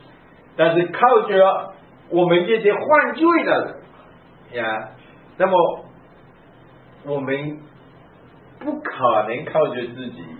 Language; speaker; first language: Chinese; native; Chinese